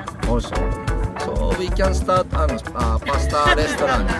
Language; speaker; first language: English; non-native, learner; Japanese